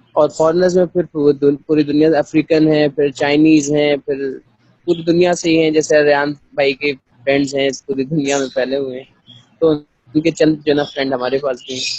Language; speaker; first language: Urdu; native; Urdu